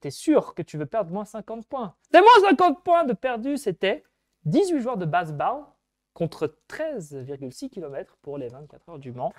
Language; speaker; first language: French; native; French